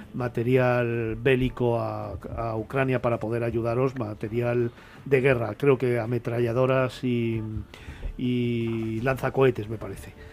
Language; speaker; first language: Spanish; non-native, fluent; Ukrainian